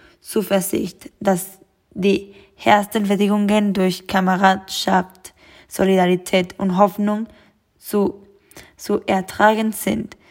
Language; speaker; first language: German; non-native, learner; Spanish